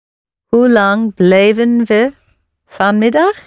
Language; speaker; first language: Dutch; non-native, learner; English